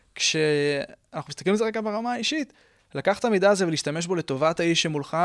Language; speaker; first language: Hebrew; native; Hebrew